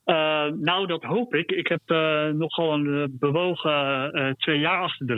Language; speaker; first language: Dutch; native; Dutch